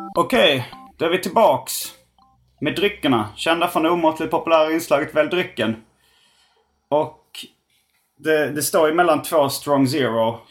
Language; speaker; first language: Swedish; native; Swedish